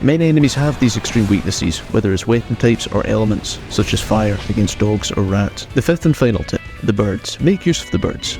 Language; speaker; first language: English; native; English